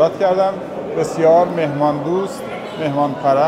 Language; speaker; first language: Persian; native; Persian